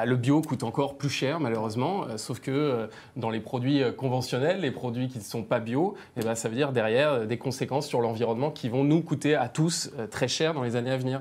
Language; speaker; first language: French; native; French